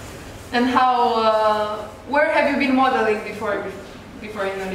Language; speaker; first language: English; non-native, fluent; Romanian